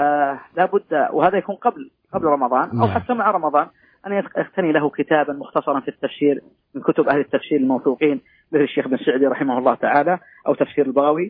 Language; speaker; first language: Arabic; native; Arabic